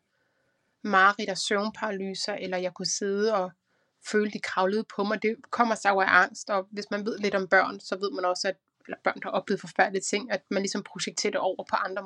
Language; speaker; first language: Danish; native; Danish